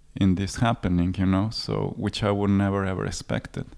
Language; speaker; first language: English; non-native, fluent; Spanish